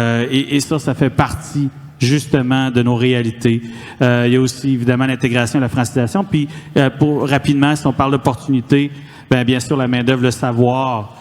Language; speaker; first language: French; native; French